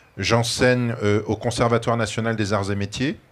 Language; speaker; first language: French; native; French